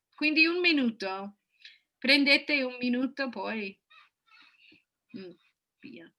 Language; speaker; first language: Italian; non-native, fluent; English